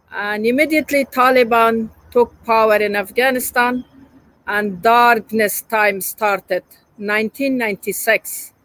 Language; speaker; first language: English; non-native, learner; Persian